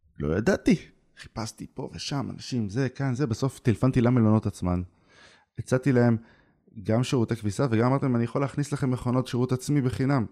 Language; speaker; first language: Hebrew; native; Hebrew